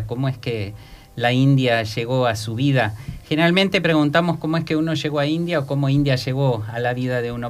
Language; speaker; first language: Spanish; native; Spanish